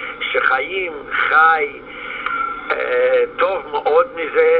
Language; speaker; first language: Hebrew; non-native, fluent; Yiddish